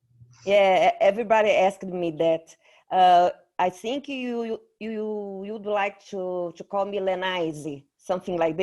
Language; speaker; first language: English; non-native, fluent; Portuguese